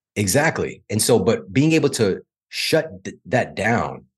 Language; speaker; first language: English; native; English